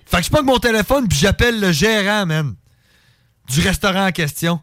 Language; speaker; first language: French; native; French